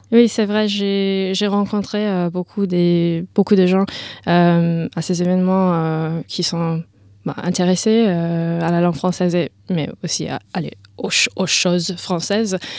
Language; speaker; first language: French; non-native, learner; English